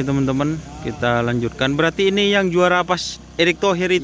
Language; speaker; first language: Indonesian; non-native, local second language; Madurese